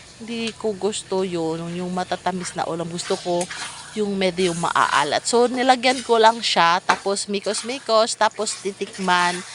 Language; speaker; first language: Filipino; non-native, local second language; Cebuano